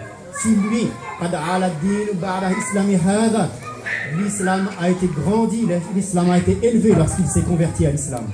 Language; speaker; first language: French; native; French